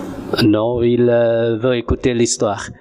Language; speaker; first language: French; non-native, fluent; Vietnamese